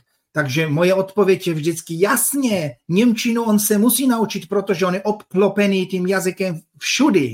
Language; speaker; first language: Czech; non-native, fluent; Polish